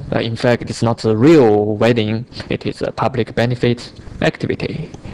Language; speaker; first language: English; non-native, fluent; Chinese